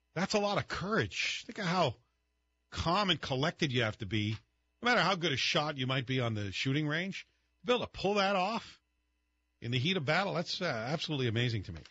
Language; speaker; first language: English; native; English